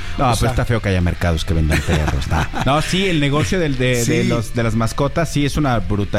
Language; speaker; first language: Spanish; native; Spanish